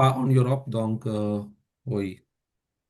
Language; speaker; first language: French; non-native, fluent; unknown